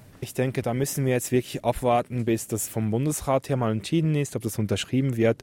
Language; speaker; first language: German; native; German